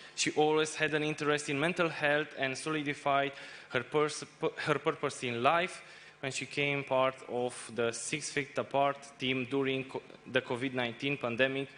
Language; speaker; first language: English; non-native, fluent; Romanian